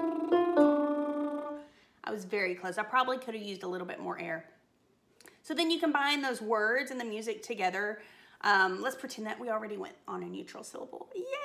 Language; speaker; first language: English; native; English